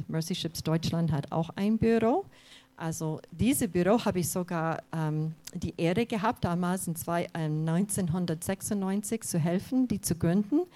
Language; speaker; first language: German; non-native, fluent; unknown